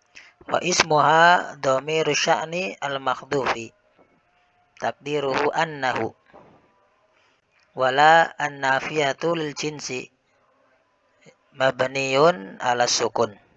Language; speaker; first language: Arabic; non-native, fluent; Indonesian